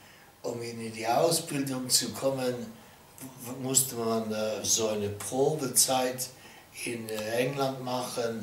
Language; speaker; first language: German; non-native, local second language; Luxembourgish